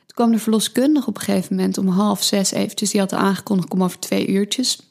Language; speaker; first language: Dutch; native; Dutch